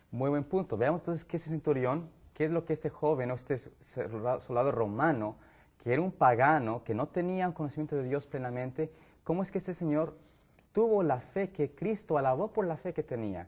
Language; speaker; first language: Spanish; native; Spanish